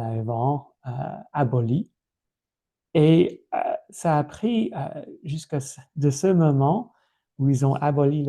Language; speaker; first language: French; non-native, fluent; English